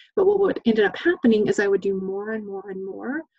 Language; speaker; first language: English; native; English